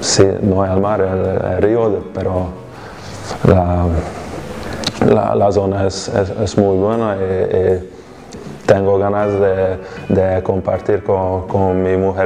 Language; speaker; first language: Spanish; non-native, fluent; Hungarian